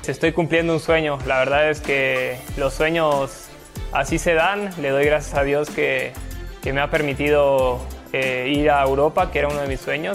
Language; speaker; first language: Spanish; native; Spanish